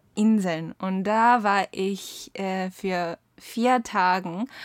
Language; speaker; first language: German; non-native, learner; Japanese